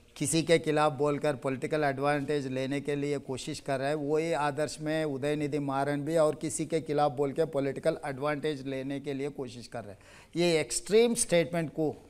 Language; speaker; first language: Hindi; non-native, local second language; Telugu